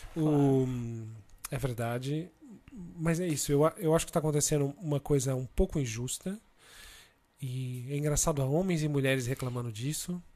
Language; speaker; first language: Portuguese; native; Portuguese